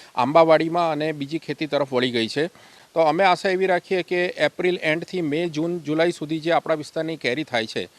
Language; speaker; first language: Gujarati; native; Gujarati